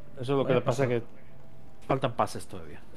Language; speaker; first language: Spanish; native; Spanish